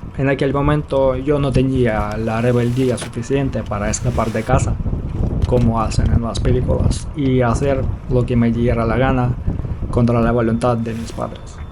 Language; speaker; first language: Spanish; non-native, fluent; Ukrainian